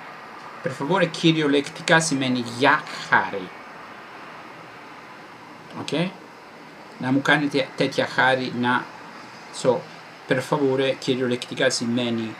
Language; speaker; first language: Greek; non-native, fluent; Italian